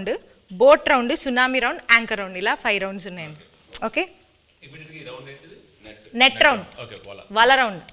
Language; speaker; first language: Telugu; native; Telugu